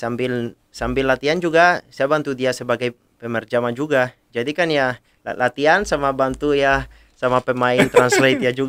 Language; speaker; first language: Indonesian; non-native, fluent; Italian